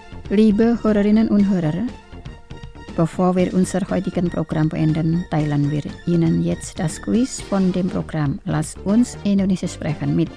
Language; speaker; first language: German; non-native, fluent; Indonesian